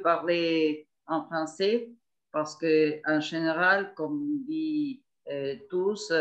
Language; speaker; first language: French; non-native, fluent; Spanish